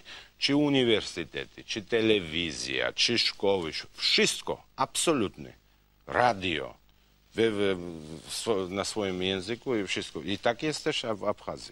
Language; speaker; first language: Polish; non-native, fluent; Georgian